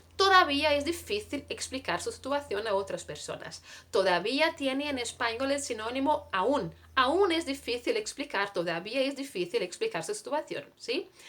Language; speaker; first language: Spanish; non-native, fluent; Portuguese